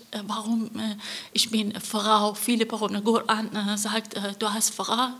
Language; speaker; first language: German; non-native, learner; Persian